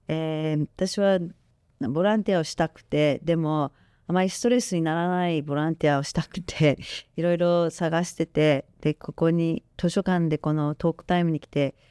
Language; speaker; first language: Japanese; non-native, local second language; English